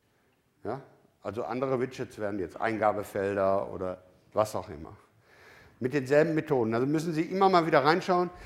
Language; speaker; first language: German; native; German